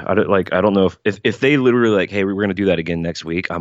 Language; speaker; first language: English; native; English